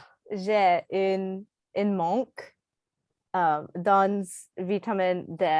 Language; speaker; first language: French; non-native, learner; English